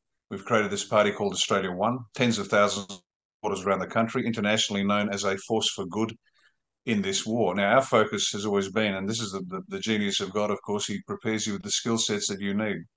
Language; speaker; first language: English; native; English